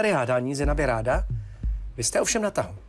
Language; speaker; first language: Czech; native; Czech